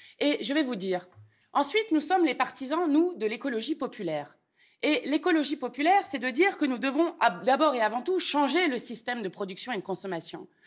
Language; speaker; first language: French; native; French